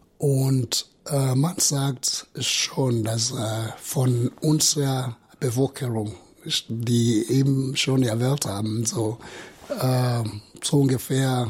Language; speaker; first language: German; non-native, fluent; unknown